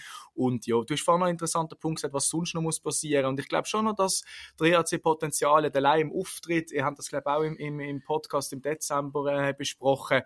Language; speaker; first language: German; native; German